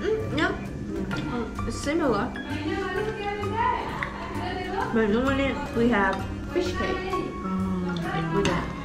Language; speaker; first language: English; non-native, learner; Korean